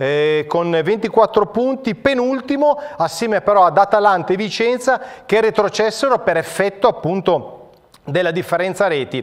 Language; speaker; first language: Italian; native; Italian